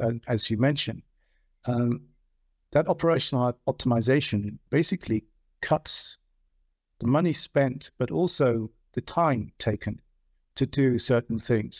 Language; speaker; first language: English; native; English